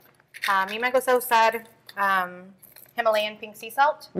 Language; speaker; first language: Spanish; early bilingual, heritage; Spanish